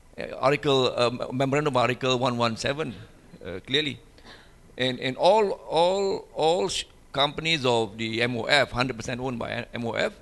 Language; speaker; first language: English; non-native, local second language; Malay